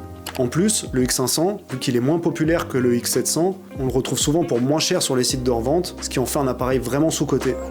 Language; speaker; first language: French; native; French